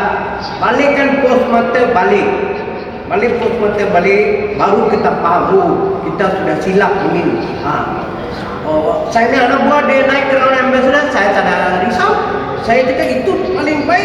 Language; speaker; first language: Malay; non-native, local second language; Tamil